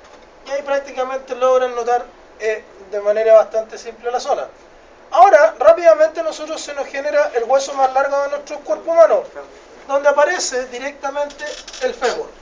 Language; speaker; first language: Spanish; native; Spanish